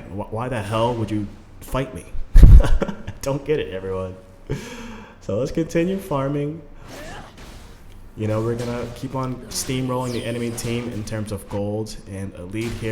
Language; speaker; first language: English; native; English